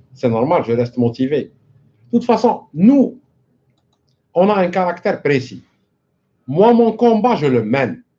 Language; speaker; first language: French; non-native, local second language; Arabic